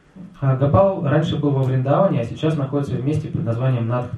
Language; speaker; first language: Russian; native; Russian